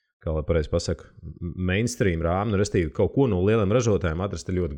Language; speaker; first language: Latvian; native; Latvian